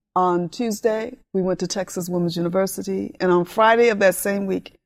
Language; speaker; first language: English; early bilingual, other home language; Spanish